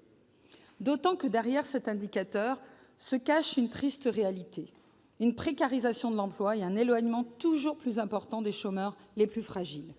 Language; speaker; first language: French; native; French